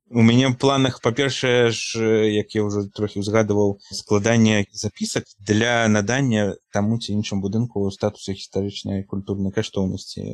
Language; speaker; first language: Belarusian; native; Belarusian